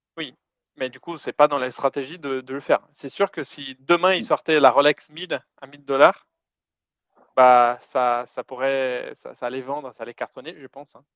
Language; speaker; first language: French; non-native, fluent; Portuguese